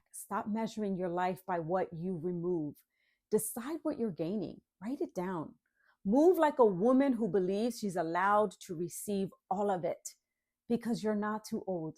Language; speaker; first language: English; native; English